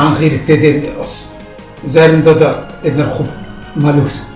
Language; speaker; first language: Mongolian; non-native, local second language; Kazakh